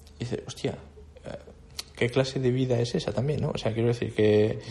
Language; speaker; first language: Spanish; native; Spanish